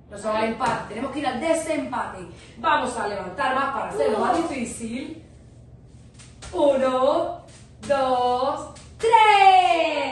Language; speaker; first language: Spanish; native; Spanish